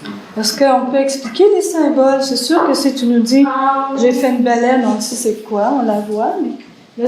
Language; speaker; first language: French; native; French